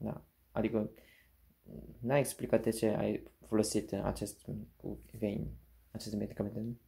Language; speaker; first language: Romanian; non-native, learner; Korean